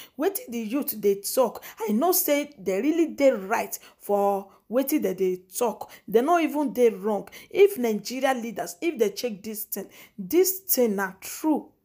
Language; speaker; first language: Nigerian Pidgin; non-native, local second language; Igbo